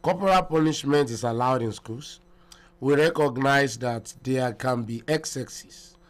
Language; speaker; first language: English; non-native, local second language; Yoruba